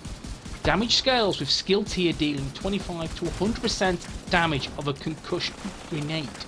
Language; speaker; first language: English; native; English